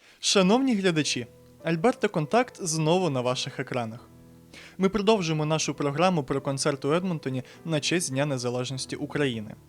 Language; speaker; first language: Ukrainian; native; Ukrainian